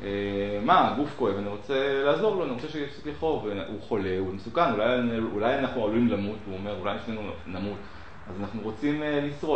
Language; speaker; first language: Hebrew; native; Hebrew